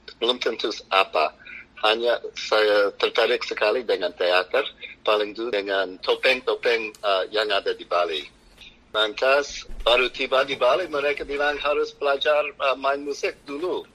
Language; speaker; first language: Indonesian; non-native, fluent; English